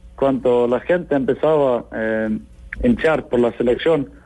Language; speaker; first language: Spanish; non-native, fluent; Icelandic